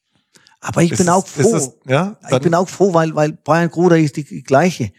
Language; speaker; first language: German; non-native, fluent; Danish